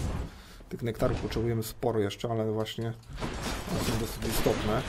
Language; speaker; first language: Polish; native; Polish